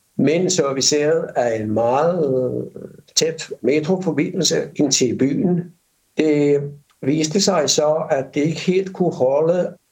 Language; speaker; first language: Danish; non-native, fluent; Finnish